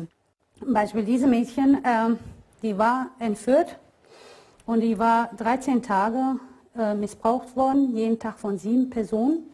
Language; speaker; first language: German; non-native, fluent; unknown